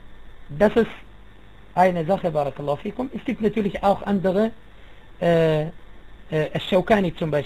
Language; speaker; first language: German; non-native, fluent; Arabic